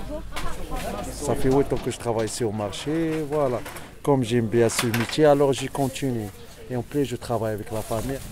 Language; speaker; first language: French; non-native, fluent; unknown